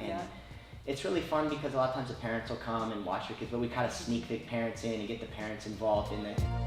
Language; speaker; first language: English; native; English